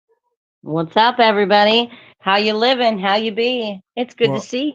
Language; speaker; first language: English; native; English